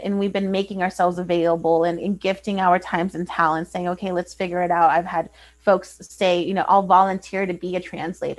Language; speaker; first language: English; early bilingual, other home language; Spanish